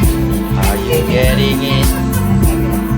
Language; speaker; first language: English; non-native, local second language; Malay